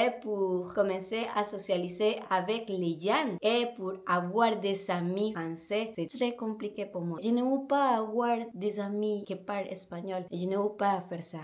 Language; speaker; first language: French; non-native, learner; Spanish